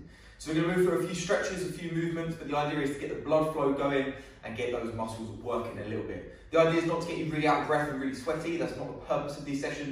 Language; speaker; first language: English; native; English